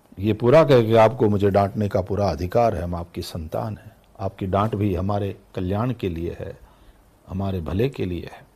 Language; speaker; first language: Hindi; non-native, local second language; Gujarati